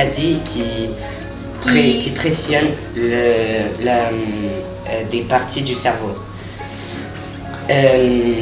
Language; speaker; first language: French; non-native, fluent; Spanish